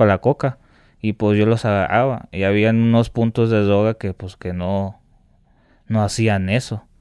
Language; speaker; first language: Spanish; native; Spanish